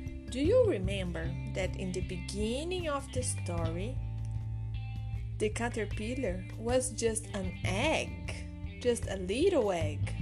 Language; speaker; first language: English; non-native, fluent; Portuguese